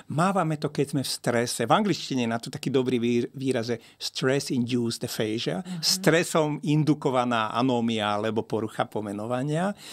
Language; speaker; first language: Slovak; non-native, local second language; Hungarian